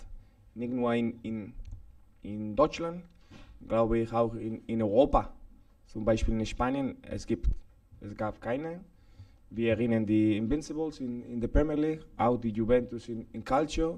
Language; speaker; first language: German; non-native, learner; Spanish